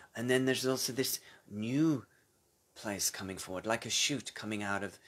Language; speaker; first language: English; native; English